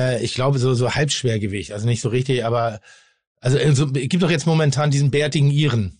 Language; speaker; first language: German; native; German